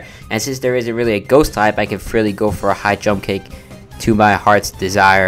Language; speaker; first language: English; native; English